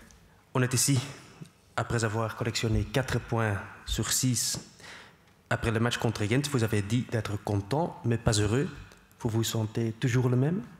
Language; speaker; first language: French; non-native, local second language; Dutch